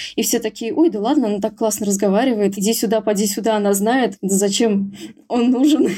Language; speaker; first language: Russian; native; Russian